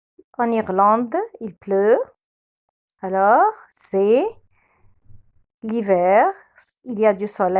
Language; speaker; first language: French; non-native, fluent; Arabic